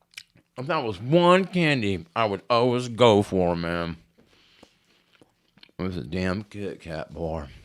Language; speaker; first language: English; native; English